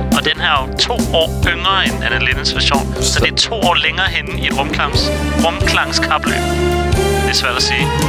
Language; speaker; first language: Danish; native; Danish